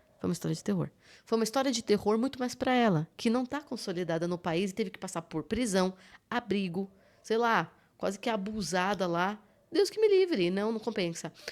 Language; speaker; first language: Portuguese; native; Portuguese